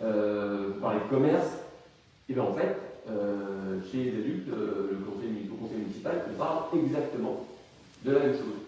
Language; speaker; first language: French; native; French